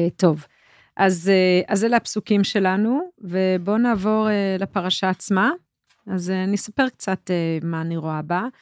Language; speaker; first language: Hebrew; native; Hebrew